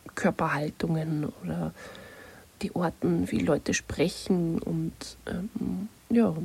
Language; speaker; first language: German; native; German